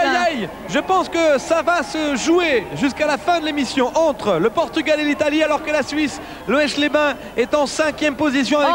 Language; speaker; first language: French; native; French